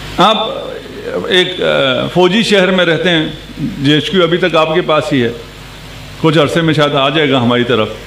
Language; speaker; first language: Urdu; non-native, local second language; Punjabi